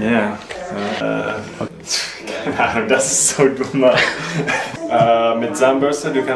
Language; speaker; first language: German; non-native, learner; English